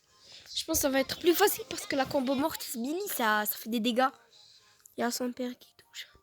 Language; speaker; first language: French; native; French